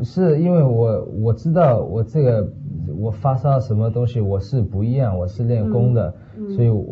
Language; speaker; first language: Chinese; early bilingual, heritage; Chinese